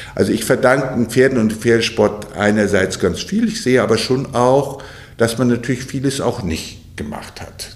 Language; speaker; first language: German; native; German